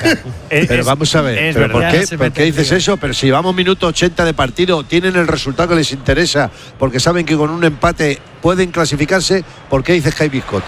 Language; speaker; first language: Spanish; native; Spanish